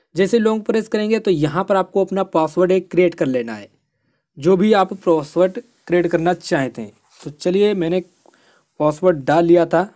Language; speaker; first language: Hindi; native; Hindi